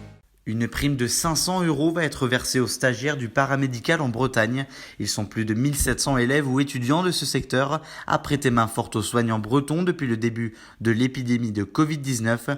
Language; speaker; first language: French; native; French